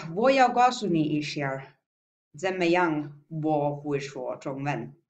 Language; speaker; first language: Chinese; non-native, learner; Finnish